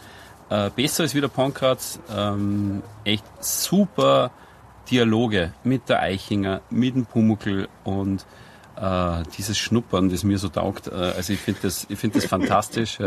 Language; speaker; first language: German; native; German